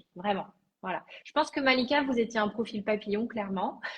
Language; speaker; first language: French; native; French